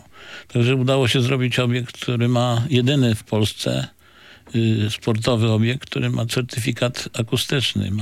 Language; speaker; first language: Polish; native; Polish